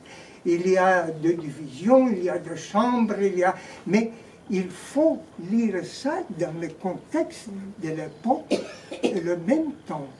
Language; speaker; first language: French; non-native, fluent; Greek